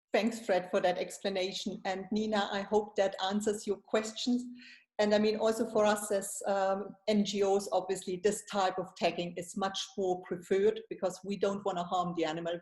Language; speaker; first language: English; non-native, fluent; German